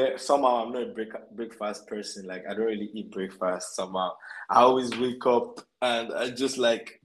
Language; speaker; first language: English; non-native, local second language; Yoruba